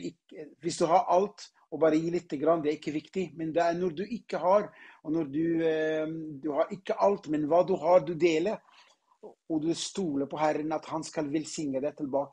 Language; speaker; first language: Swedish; non-native, learner; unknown